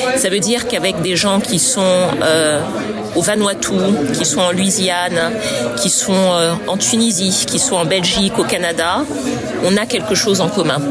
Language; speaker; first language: French; native; French